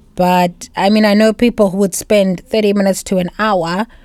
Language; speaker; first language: English; non-native, local second language; Shona